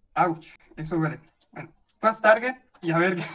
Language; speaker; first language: Spanish; native; Spanish